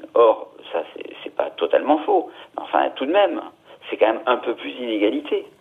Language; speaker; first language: French; native; French